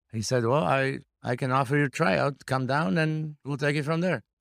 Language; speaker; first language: English; non-native, fluent; Slovak